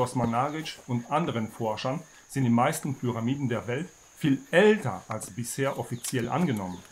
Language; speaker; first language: German; native; German